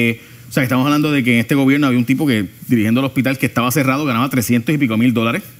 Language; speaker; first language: Spanish; native; Spanish